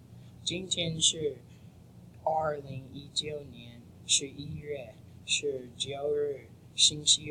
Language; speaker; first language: Chinese; non-native, learner; English